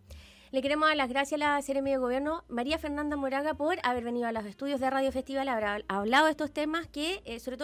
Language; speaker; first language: Spanish; native; Spanish